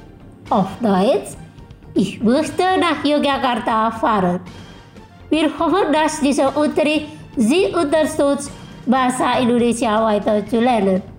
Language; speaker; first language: German; non-native, learner; Indonesian